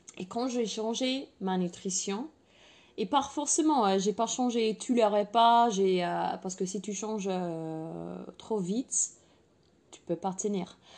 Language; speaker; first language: French; non-native, fluent; English